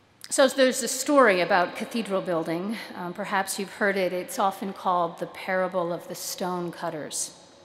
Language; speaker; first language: English; native; English